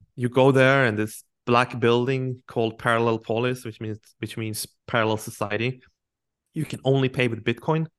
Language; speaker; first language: English; non-native, fluent; Swedish